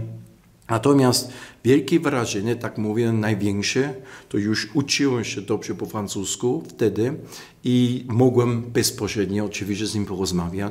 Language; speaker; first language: Polish; non-native, fluent; German